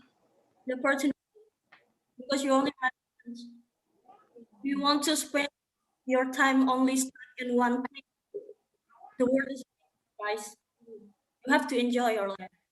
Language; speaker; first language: English; non-native, learner; Indonesian